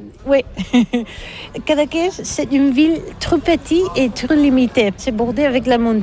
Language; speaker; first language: French; non-native, learner; Catalan